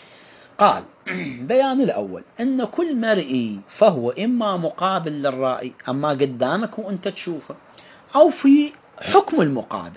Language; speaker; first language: Arabic; native; Arabic